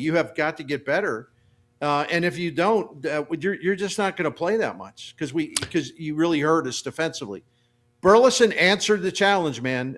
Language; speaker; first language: English; native; English